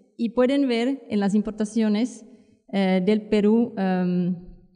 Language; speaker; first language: Spanish; non-native, fluent; Czech